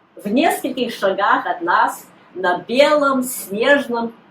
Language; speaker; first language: Russian; early bilingual, heritage; Russian